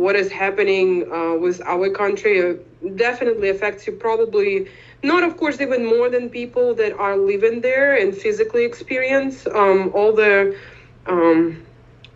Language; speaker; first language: English; non-native, fluent; Ukrainian